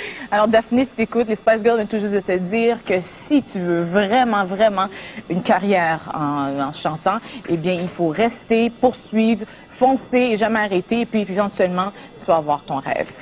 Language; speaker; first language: French; native; French